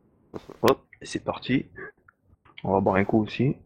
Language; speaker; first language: French; native; French